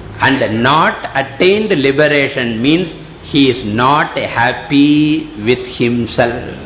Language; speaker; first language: English; non-native, local second language; Tamil